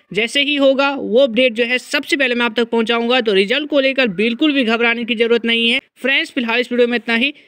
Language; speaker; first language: Hindi; native; Hindi